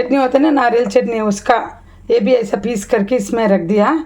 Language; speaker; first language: Hindi; non-native, local second language; Telugu